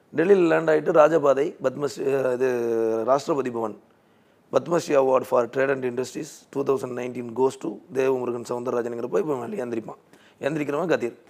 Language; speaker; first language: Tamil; native; Tamil